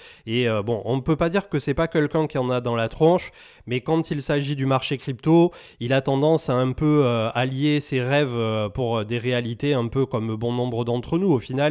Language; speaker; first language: French; native; French